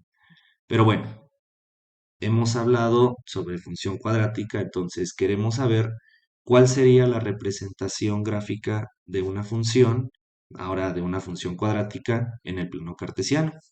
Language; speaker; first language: Spanish; native; Spanish